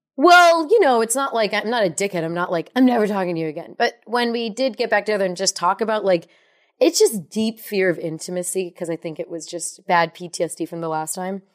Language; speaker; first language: English; native; English